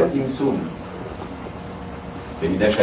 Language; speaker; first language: Hebrew; non-native, learner; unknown